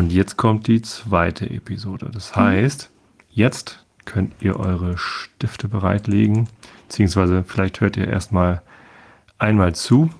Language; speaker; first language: German; native; German